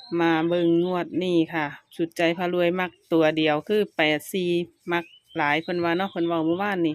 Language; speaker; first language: Thai; native; Thai